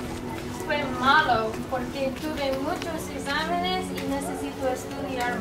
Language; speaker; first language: Spanish; non-native, learner; English